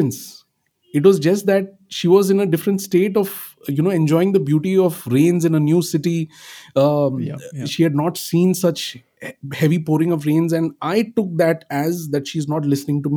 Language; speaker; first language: English; non-native, local second language; Marathi